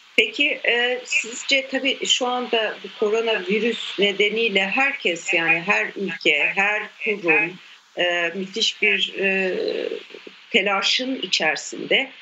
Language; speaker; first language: Turkish; native; Turkish